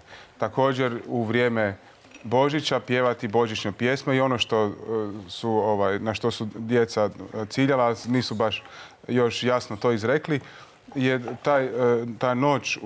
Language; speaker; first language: Croatian; native; Croatian